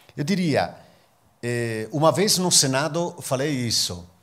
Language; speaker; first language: Portuguese; non-native, fluent; Italian